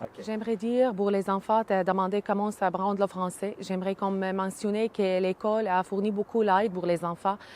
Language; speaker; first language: French; non-native, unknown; Arabic